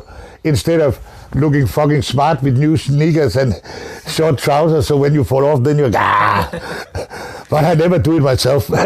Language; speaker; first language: English; non-native, fluent; Danish